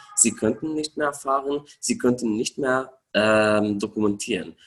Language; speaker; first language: German; non-native, fluent; Arabic